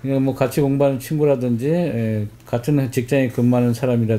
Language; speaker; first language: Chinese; non-native, fluent; Korean